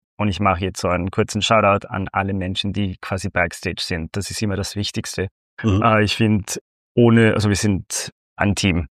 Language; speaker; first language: German; non-native, fluent; Spanish